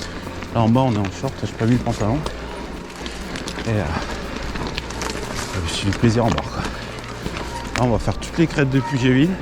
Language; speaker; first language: French; native; French